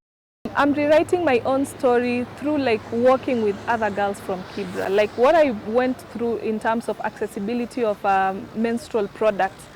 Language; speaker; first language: English; non-native, local second language; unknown